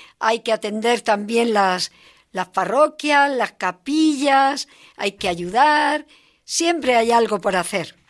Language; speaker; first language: Spanish; native; Spanish